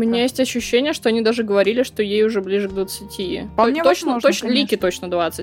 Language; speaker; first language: Russian; native; Russian